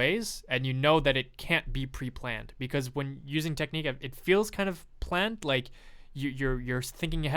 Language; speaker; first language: English; non-native, fluent; French